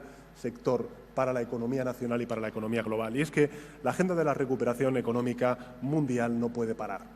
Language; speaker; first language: Spanish; native; Spanish